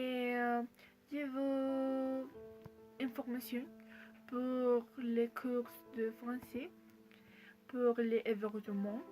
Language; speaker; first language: French; non-native, learner; Spanish